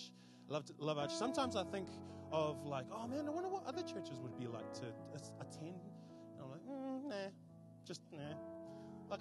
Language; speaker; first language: English; native; English